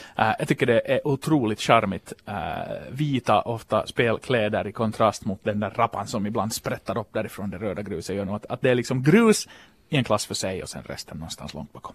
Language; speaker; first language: Swedish; native; Swedish